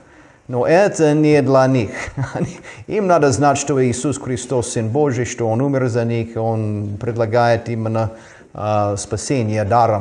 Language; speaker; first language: Russian; non-native, fluent; English